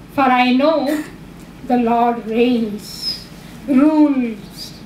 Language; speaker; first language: English; non-native, local second language; Telugu